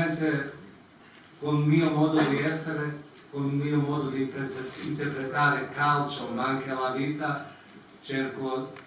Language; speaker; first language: Italian; non-native, fluent; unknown